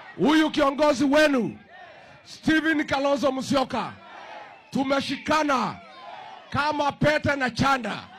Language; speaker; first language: Swahili; non-native, local second language; Kikuyu